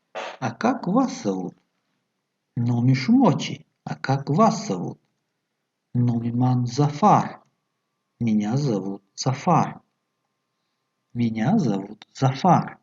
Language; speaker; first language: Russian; non-native, fluent; Tajik